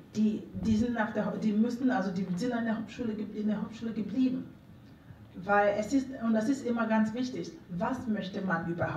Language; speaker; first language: German; early bilingual, other home language; Akan